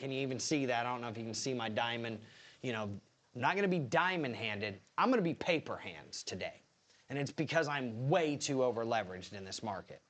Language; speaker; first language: English; native; English